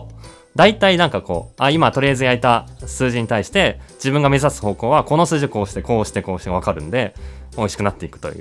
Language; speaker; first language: Japanese; native; Japanese